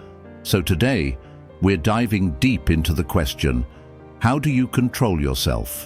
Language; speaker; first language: English; native; English